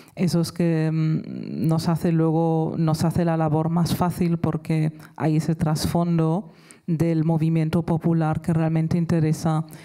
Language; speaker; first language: Spanish; non-native, fluent; German